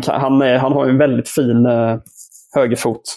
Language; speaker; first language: Swedish; native; Swedish